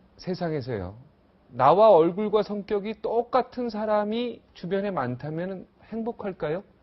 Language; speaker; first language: Korean; native; Korean